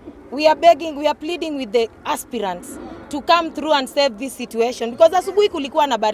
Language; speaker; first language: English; non-native, local second language; Swahili